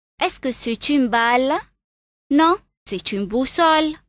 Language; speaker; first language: French; non-native, fluent; Arabic